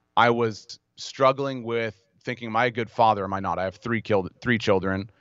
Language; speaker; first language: English; native; English